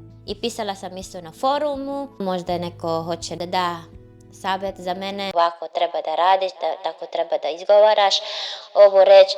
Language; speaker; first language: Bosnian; non-native, fluent; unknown